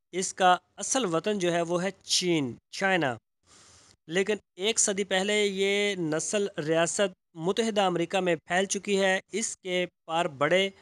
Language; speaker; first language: Urdu; non-native, local second language; Punjabi